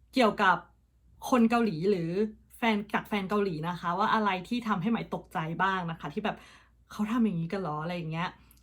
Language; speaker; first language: Thai; early bilingual, heritage; Thai